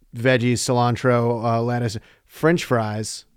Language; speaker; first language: English; native; English